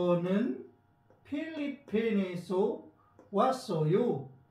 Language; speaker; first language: Korean; non-native, learner; Filipino